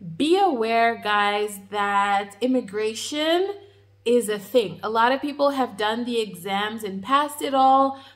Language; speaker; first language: English; native; English